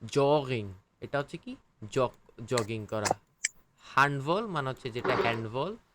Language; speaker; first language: Bangla; native; Bangla